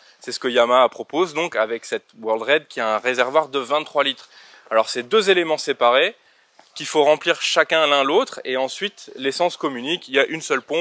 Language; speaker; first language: French; native; French